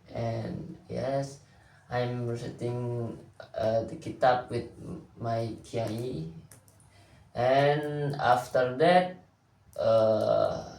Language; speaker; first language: English; non-native, learner; Indonesian